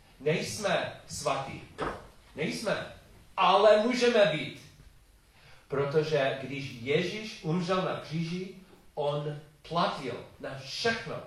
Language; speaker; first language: Czech; non-native, learner; English